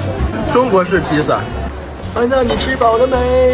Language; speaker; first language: Chinese; native; Chinese